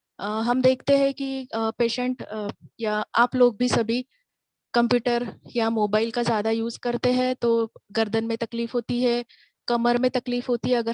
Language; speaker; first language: Hindi; non-native, local second language; Marathi